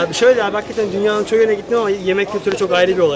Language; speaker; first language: Turkish; native; Turkish